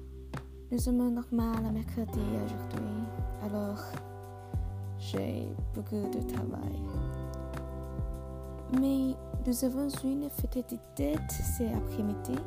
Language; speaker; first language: French; non-native, learner; English